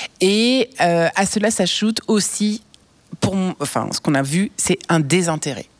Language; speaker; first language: French; native; French